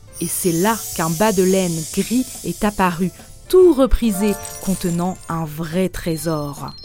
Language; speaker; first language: French; native; French